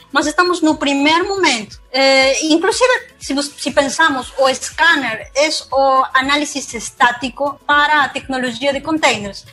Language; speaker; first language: Portuguese; non-native, fluent; Spanish